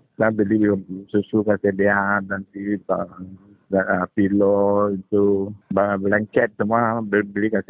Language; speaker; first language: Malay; non-native, local second language; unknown